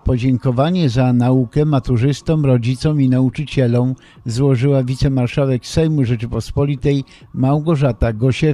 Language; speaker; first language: Polish; native; Polish